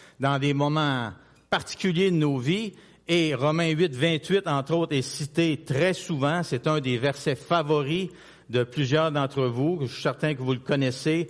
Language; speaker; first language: French; native; French